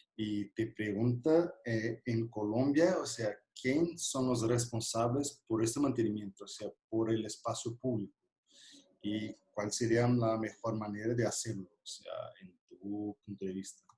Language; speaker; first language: Spanish; non-native, fluent; Portuguese